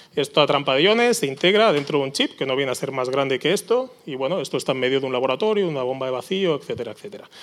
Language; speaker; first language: Spanish; native; Spanish